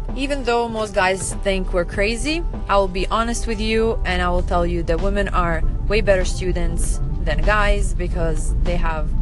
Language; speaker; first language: English; non-native, fluent; Serbian